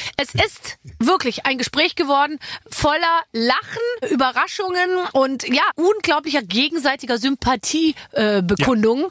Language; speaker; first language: German; native; German